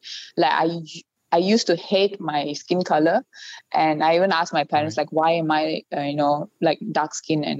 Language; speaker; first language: English; non-native, local second language; Tamil